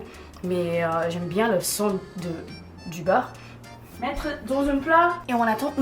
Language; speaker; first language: French; non-native, fluent; English